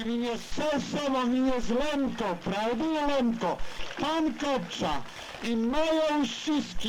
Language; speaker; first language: Polish; non-native, local second language; Rusyn